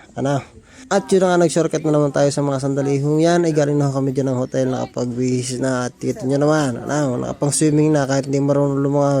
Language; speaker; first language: Filipino; native; Filipino